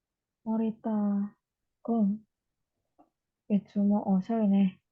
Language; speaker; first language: Japanese; non-native, learner; Indonesian